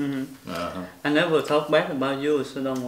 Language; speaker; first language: English; non-native, learner; Vietnamese